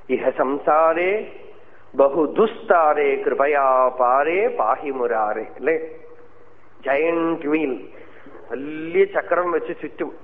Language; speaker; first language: Malayalam; native; Malayalam